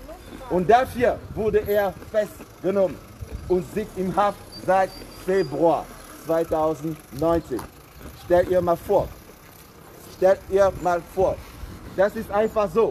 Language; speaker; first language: German; non-native, fluent; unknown